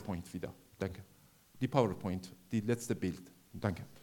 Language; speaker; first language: German; non-native, learner; Persian